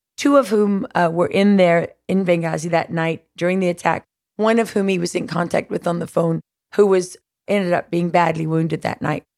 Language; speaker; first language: English; native; English